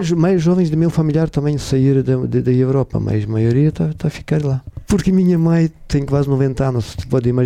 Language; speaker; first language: Portuguese; non-native, learner; Ukrainian